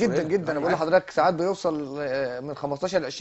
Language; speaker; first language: Arabic; native; Arabic